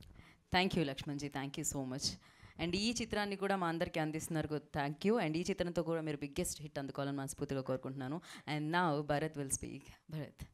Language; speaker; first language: Telugu; native; Telugu